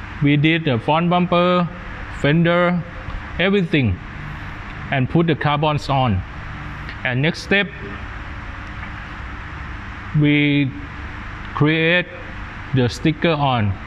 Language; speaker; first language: English; non-native, learner; Thai